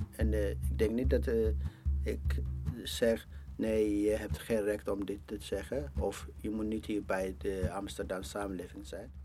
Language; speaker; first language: Dutch; non-native, fluent; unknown